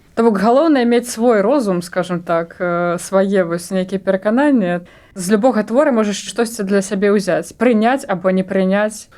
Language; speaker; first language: Belarusian; non-native, local second language; Russian